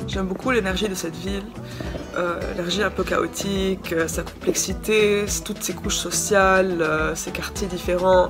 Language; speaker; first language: French; non-native, local second language; Arabic